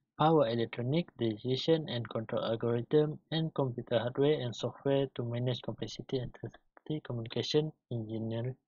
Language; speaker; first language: English; non-native, local second language; Malay